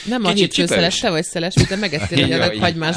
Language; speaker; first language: Hungarian; native; Hungarian